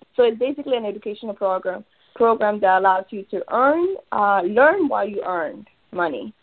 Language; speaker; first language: English; early bilingual, other home language; Spanish